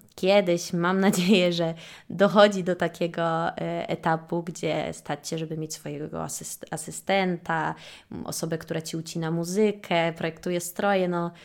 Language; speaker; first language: Polish; native; Polish